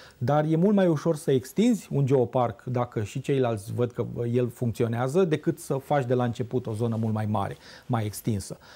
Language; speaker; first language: Romanian; native; Romanian